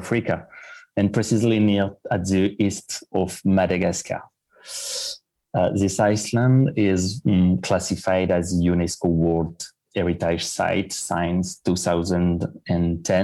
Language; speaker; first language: English; non-native, fluent; French